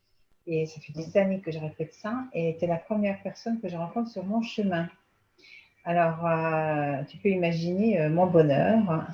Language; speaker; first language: French; native; French